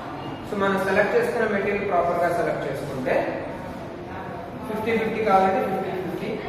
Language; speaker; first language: Telugu; native; Telugu